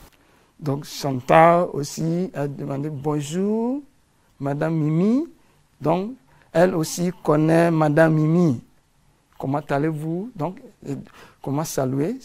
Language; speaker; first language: French; non-native, fluent; English